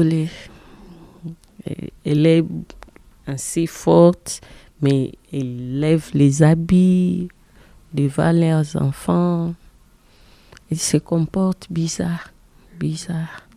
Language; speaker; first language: French; non-native, learner; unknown